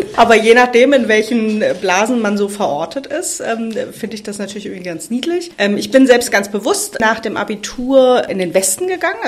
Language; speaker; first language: German; native; German